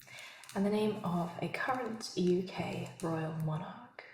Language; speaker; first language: English; native; English